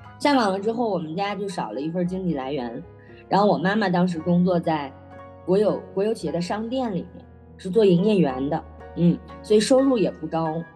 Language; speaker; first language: Chinese; native; Chinese